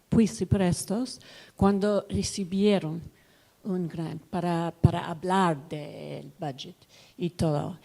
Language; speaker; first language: Spanish; non-native, learner; English